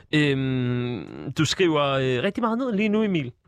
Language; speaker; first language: Danish; native; Danish